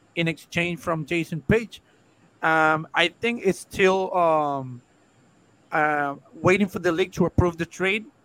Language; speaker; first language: English; non-native, fluent; Spanish